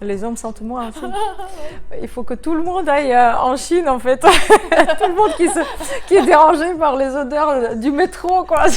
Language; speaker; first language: French; non-native, fluent; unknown